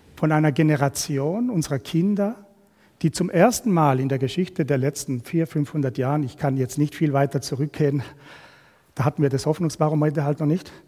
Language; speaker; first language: German; non-native, fluent; Spanish